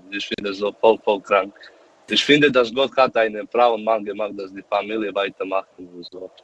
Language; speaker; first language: German; non-native, learner; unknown